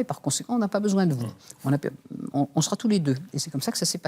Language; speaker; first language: French; native; French